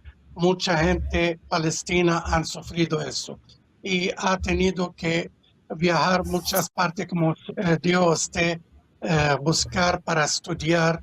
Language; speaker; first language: Spanish; non-native, fluent; Arabic